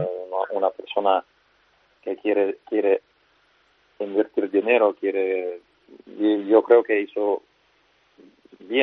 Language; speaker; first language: Spanish; non-native, fluent; Russian